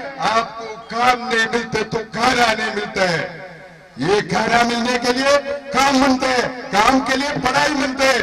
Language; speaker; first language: Hindi; non-native, local second language; Malayalam